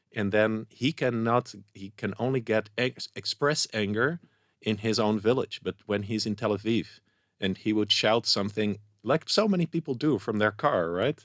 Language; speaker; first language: English; non-native, fluent; Dutch